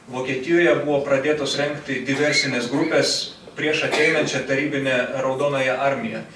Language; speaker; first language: Lithuanian; non-native, local second language; Russian